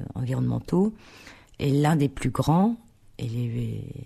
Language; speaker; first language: French; native; French